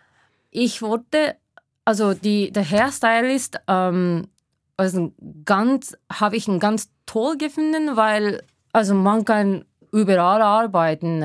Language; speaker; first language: German; non-native, learner; Japanese